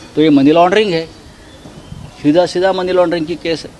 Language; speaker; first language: Hindi; non-native, local second language; Marathi